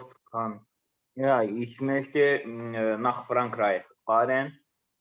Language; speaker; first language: German; non-native, learner; Azerbaijani